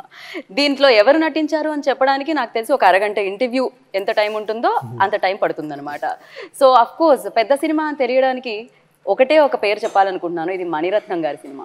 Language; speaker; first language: Telugu; native; Telugu